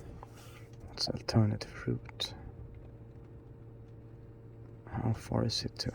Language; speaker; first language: English; non-native, fluent; Swedish